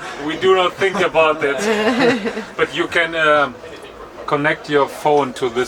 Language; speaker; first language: English; non-native, learner; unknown